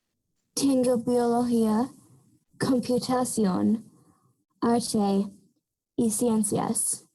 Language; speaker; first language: Spanish; non-native, learner; English